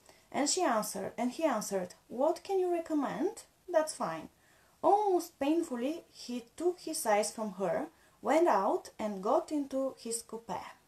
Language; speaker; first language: English; non-native, fluent; Bulgarian